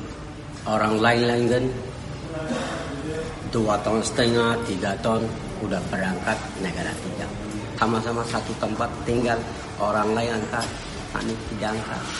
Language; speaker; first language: Indonesian; non-native, learner; Rohingya